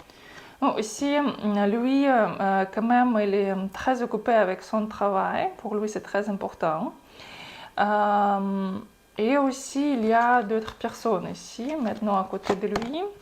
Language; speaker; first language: French; non-native, fluent; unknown